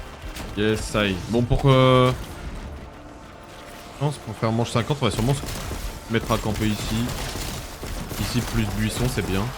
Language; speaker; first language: French; native; French